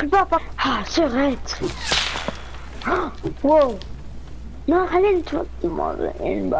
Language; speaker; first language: French; native; French